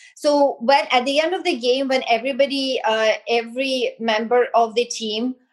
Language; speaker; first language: English; non-native, fluent; Belarusian